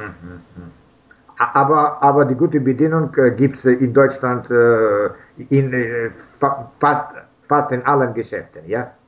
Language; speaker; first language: German; non-native, learner; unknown